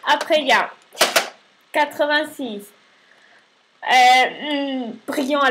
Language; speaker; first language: French; non-native, learner; Spanish